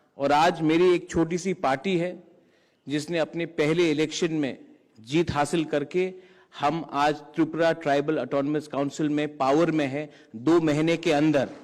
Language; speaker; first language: Hindi; non-native, local second language; Kok Borok